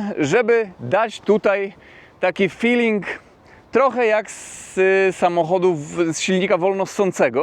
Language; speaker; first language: Polish; native; Polish